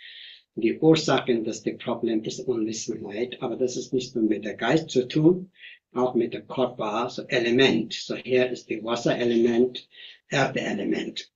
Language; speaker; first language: German; non-native, fluent; Tibetan